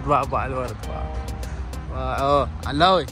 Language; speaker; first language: Arabic; native; Arabic